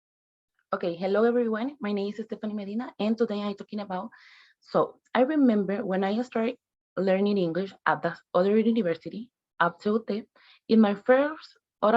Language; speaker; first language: English; non-native, learner; Spanish